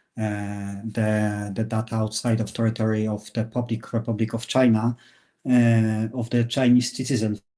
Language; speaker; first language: English; non-native, fluent; Chinese